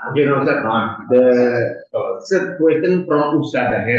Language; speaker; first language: English; non-native, learner; Indonesian